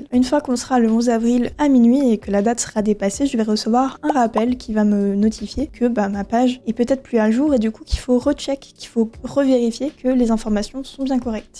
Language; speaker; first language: French; native; French